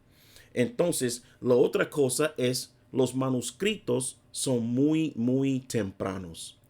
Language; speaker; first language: Spanish; non-native, fluent; English